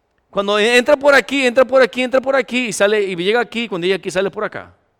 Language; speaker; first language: Spanish; native; Spanish